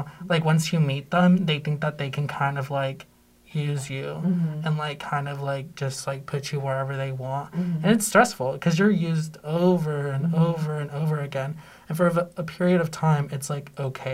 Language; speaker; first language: English; native; English